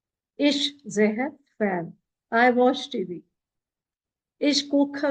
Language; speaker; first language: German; non-native, fluent; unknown